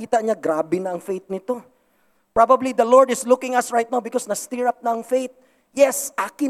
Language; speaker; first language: English; non-native, local second language; Cebuano